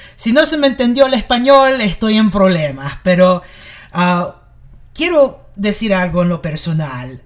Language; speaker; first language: Spanish; early bilingual, heritage; English